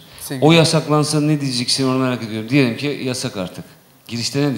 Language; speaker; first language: Turkish; native; Turkish